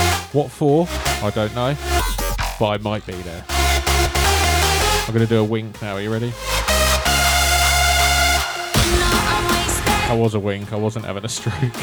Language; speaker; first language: English; native; English